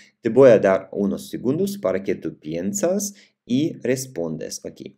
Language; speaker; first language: Spanish; non-native, fluent; Russian